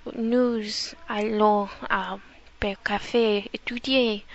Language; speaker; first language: French; non-native, learner; Italian